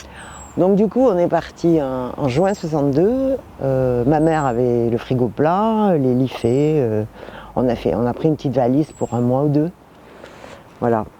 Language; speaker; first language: French; native; French